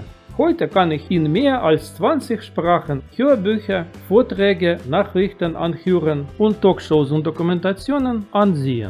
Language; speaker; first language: German; non-native, fluent; Russian